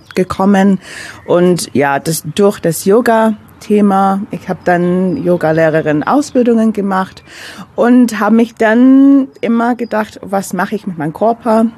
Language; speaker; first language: German; non-native, fluent; English